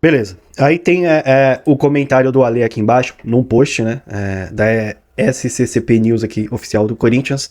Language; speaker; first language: Portuguese; native; Portuguese